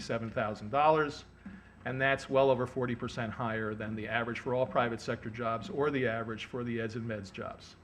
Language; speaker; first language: English; native; English